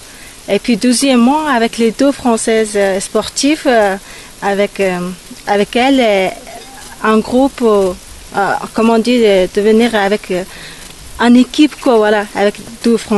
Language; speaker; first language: French; non-native, fluent; Mongolian